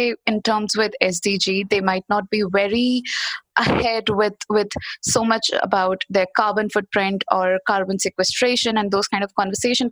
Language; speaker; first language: English; non-native, local second language; Hindi